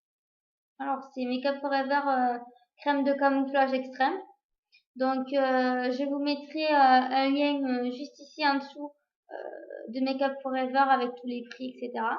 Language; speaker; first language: French; native; French